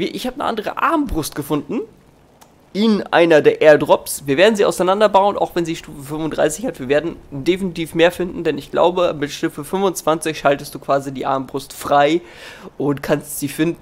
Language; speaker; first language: German; native; German